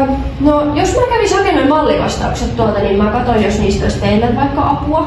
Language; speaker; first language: Finnish; native; Finnish